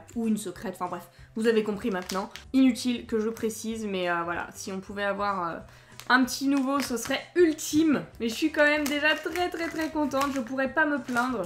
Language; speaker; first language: French; native; French